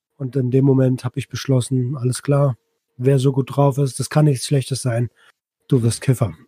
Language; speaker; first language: German; native; German